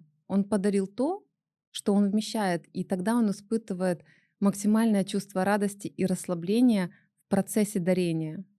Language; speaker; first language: Russian; native; Russian